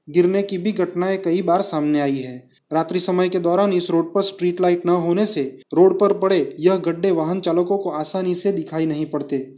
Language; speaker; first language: Hindi; non-native, local second language; Gujarati